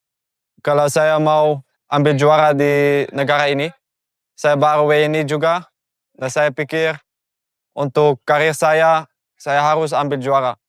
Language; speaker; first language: Indonesian; non-native, learner; Dutch